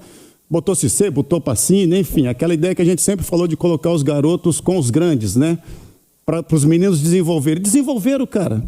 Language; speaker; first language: Portuguese; native; Portuguese